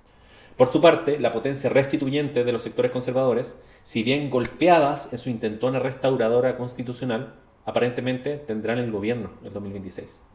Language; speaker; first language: Spanish; native; Spanish